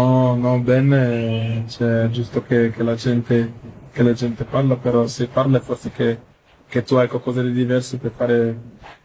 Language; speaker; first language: Italian; non-native, fluent; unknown